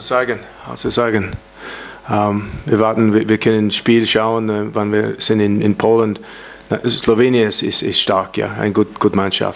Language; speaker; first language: German; non-native, learner; English